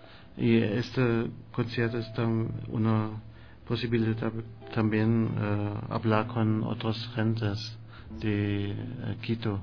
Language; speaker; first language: Spanish; non-native, learner; German